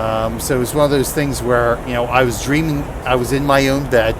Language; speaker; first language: English; native; English